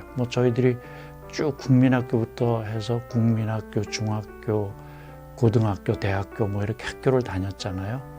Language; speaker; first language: Korean; native; Korean